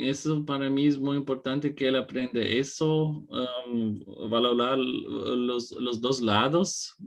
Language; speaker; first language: Spanish; non-native, fluent; German